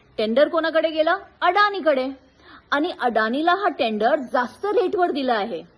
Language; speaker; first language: Marathi; non-native, local second language; Hindi